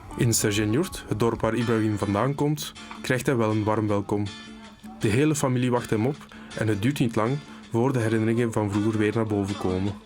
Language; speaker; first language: Dutch; native; Dutch